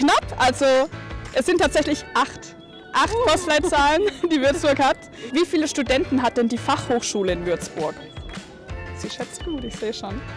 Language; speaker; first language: German; native; German